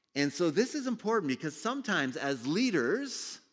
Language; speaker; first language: English; native; English